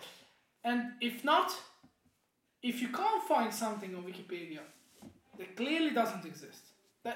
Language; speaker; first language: English; non-native, fluent; Hungarian